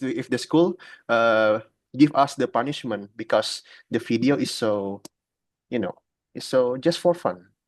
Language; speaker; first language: English; non-native, learner; Indonesian